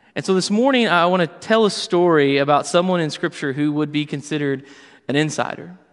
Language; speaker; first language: English; native; English